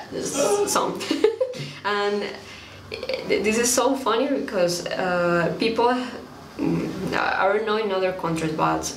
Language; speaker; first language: English; non-native, learner; Spanish